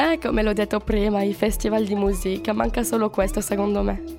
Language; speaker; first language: Italian; non-native, learner; French